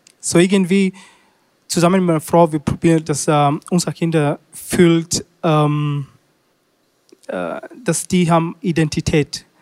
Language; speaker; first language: German; non-native, learner; Swahili